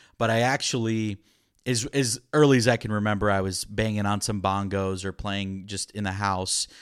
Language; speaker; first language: English; early bilingual, other home language; Spanish